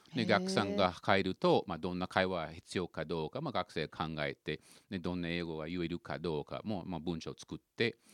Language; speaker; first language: Japanese; non-native, fluent; English